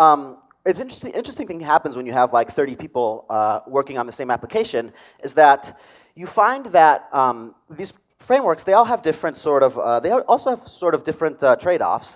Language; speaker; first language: English; native; English